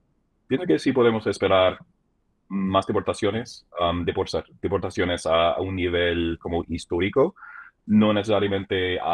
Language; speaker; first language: Spanish; non-native, fluent; English